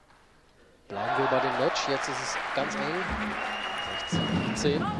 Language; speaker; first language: German; native; German